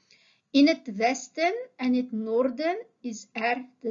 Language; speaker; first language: Dutch; non-native, fluent; Uyghur